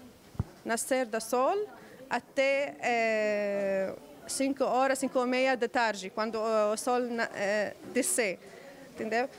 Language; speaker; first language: Portuguese; non-native, learner; Arabic